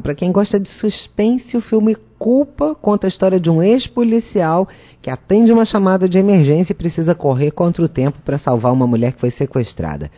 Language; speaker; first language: Portuguese; native; Portuguese